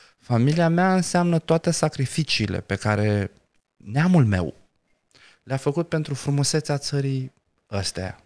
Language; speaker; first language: Romanian; non-native, local second language; Romany